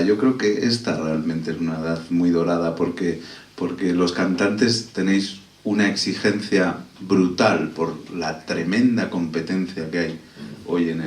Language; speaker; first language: Spanish; native; Spanish